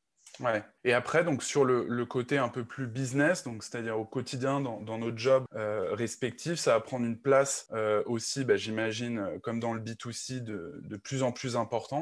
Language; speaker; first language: French; native; French